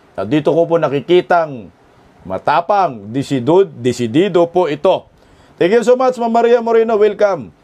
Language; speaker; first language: Filipino; non-native, local second language; Cebuano